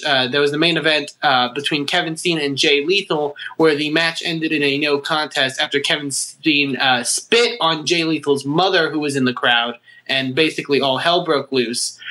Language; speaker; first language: English; native; English